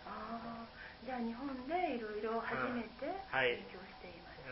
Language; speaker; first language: Japanese; native; Japanese